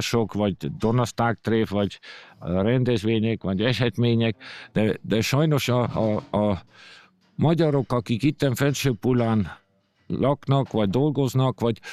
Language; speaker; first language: Hungarian; early bilingual, heritage; Hungarian